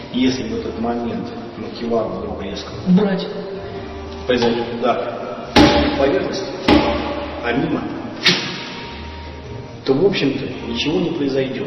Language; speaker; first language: Russian; native; Russian